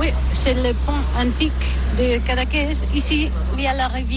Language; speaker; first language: French; non-native, learner; Catalan